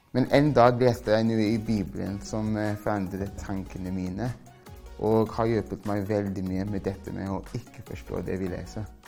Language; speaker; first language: Norwegian; non-native, fluent; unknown